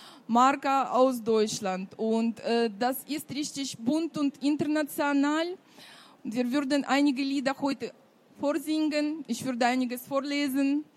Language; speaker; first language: German; non-native, fluent; Russian